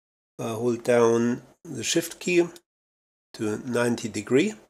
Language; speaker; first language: English; non-native, fluent; German